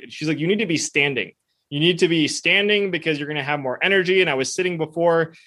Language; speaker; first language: English; early bilingual, other home language; Spanish